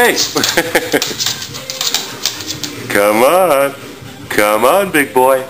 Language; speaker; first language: English; native; English